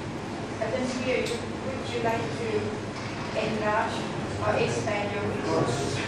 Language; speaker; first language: English; non-native, learner; Thai